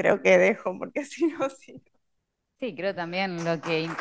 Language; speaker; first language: Spanish; native; Spanish